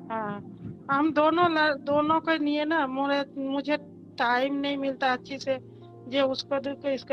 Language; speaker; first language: Hindi; non-native, local second language; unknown